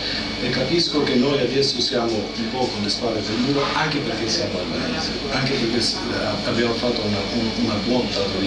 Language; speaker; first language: Italian; non-native, fluent; Albanian